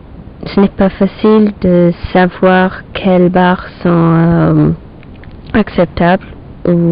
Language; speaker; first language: French; non-native, learner; English